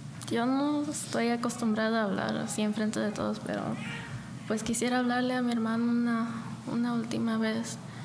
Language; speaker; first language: Spanish; early bilingual, heritage; Spanish